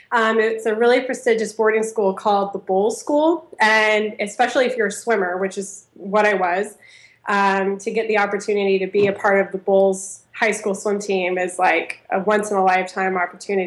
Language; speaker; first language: English; native; English